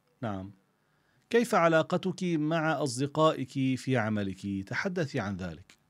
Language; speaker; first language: Arabic; native; Arabic